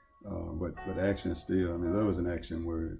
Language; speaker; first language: English; native; English